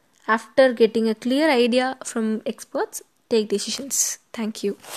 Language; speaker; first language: English; non-native, local second language; Tamil